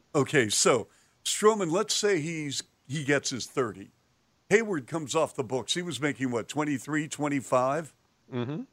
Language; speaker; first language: English; native; English